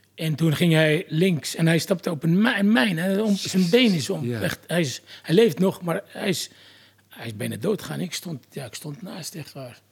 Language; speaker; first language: Dutch; non-native, fluent; Arabic